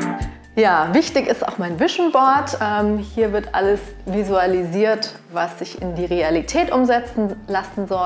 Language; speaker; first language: German; native; German